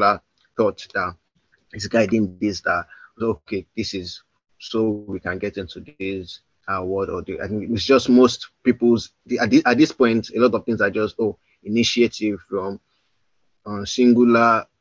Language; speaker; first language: English; non-native, local second language; Yoruba